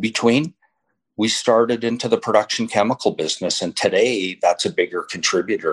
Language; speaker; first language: English; native; English